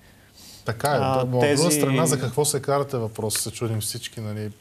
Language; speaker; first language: Bulgarian; native; Bulgarian